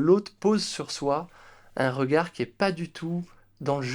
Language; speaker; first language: French; native; French